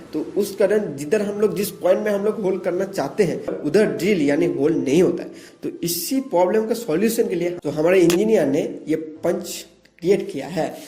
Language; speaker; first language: Hindi; non-native, local second language; Bangla